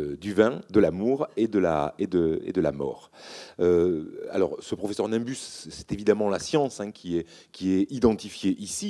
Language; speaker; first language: French; native; French